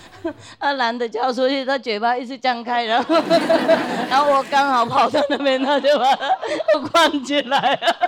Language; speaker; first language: Chinese; non-native, fluent; Vietnamese